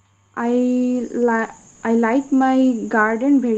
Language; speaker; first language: English; non-native, learner; Bangla